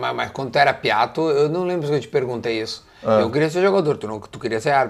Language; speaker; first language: Portuguese; native; Portuguese